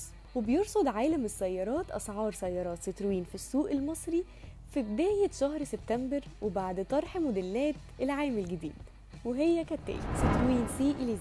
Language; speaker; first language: Arabic; native; Arabic